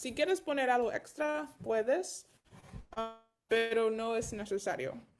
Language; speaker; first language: Spanish; early bilingual, heritage; Spanish